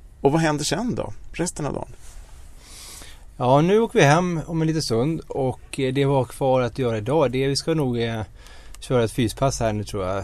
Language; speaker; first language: Swedish; native; Swedish